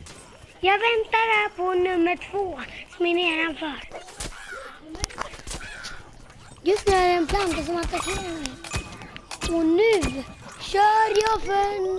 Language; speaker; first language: Swedish; native; Swedish